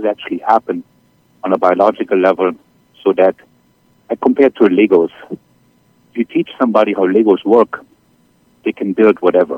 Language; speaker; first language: English; non-native, fluent; German